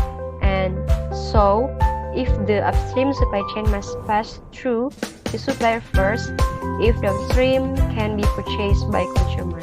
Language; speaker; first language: English; non-native, learner; Indonesian